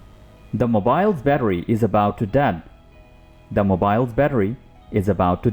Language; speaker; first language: English; non-native, local second language; Urdu